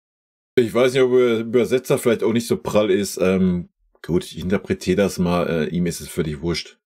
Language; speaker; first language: German; native; German